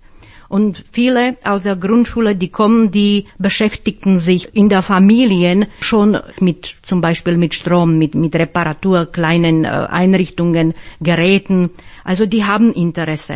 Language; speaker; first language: German; non-native, fluent; Slovak